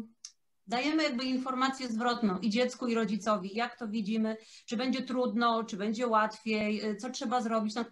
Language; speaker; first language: Polish; native; Polish